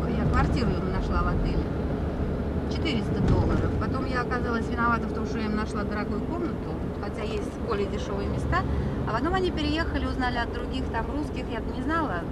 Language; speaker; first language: Russian; native; Russian